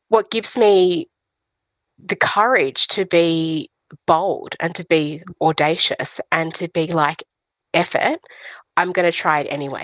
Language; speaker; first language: English; native; English